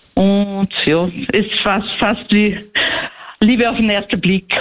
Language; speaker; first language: German; early bilingual, heritage; Portuguese